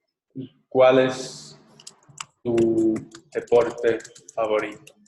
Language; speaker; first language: Spanish; non-native, learner; English